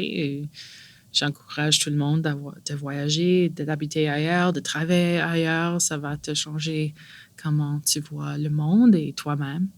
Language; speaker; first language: French; non-native, local second language; English